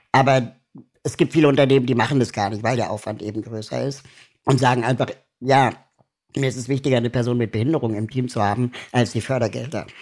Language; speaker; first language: German; native; German